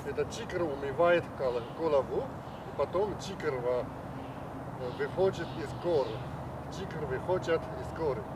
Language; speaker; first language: Russian; non-native, learner; Chinese